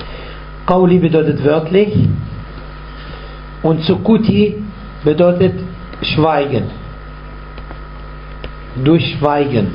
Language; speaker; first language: German; non-native, fluent; Arabic